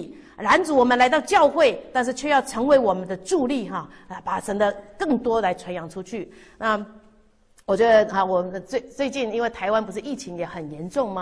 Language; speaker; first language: Chinese; native; Chinese